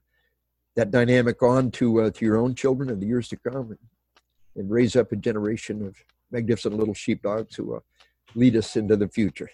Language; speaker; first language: English; native; English